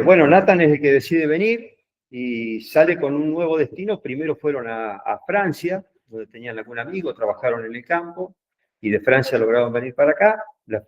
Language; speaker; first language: Spanish; native; Spanish